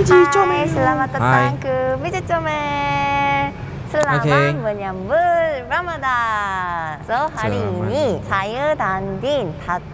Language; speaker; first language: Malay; non-native, learner; Korean